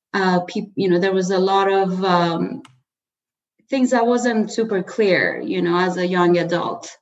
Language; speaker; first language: English; early bilingual, other home language; Persian